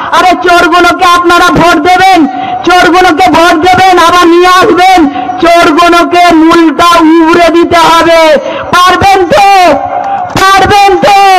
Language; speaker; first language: Bangla; non-native, local second language; Santali